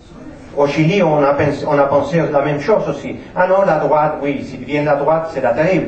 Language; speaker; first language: French; non-native, fluent; Spanish